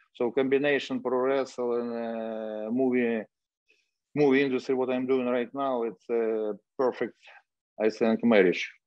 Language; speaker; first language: English; non-native, fluent; Russian